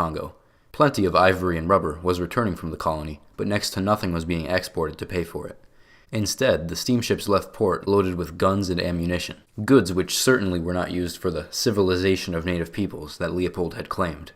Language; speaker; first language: English; native; English